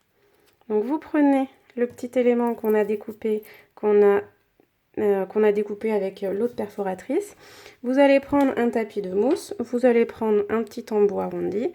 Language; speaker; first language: French; native; French